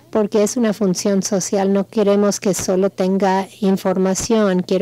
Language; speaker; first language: Spanish; non-native, fluent; English